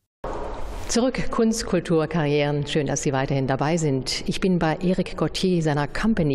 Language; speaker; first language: German; native; German